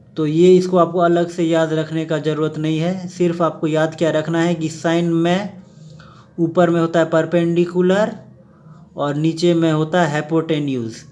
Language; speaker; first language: Hindi; native; Hindi